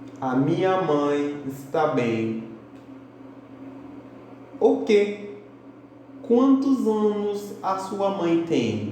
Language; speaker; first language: Portuguese; non-native, fluent; Haitian Creole